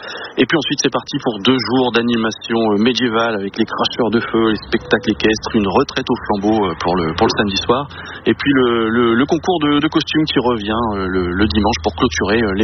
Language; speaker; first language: French; native; French